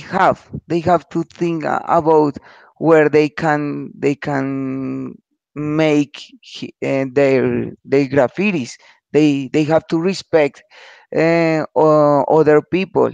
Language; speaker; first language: English; non-native, learner; Spanish